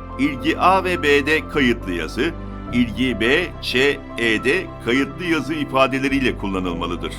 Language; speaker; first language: Turkish; native; Turkish